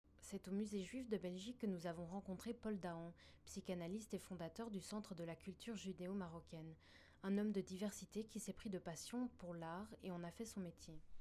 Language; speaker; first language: French; native; French